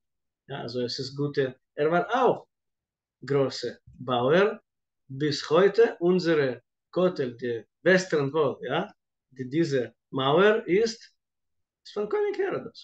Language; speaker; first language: German; non-native, fluent; Russian